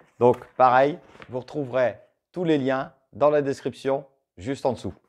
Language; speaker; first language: French; native; French